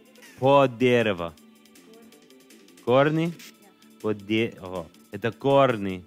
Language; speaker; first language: Russian; non-native, learner; English